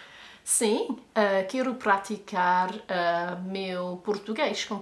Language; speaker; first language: Portuguese; non-native, learner; English